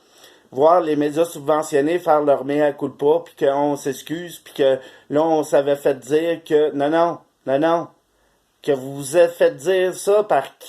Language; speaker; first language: French; native; French